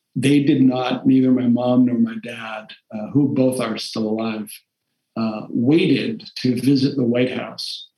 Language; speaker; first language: English; early bilingual, other home language; Portuguese